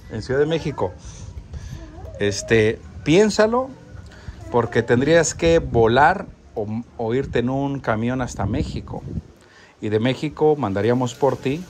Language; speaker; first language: Spanish; native; Spanish